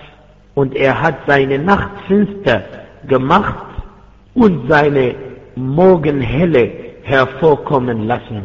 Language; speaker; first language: German; non-native, fluent; Arabic